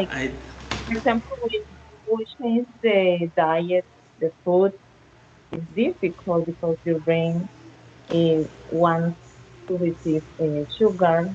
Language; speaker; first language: English; non-native, learner; Spanish